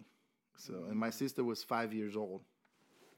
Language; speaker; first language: English; non-native, fluent; Portuguese